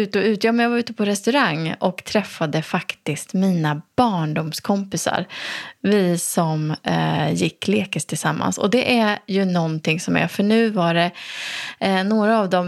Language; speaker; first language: Swedish; native; Swedish